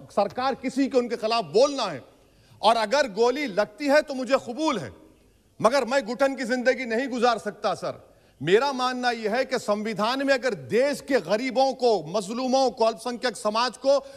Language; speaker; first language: Urdu; native; Urdu